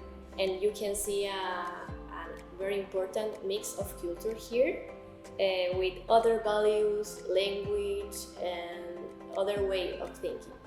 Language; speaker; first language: English; non-native, learner; Spanish